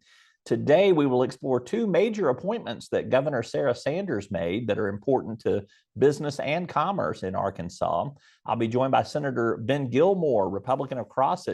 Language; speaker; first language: English; native; English